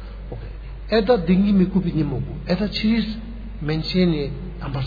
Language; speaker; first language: Russian; non-native, learner; Tibetan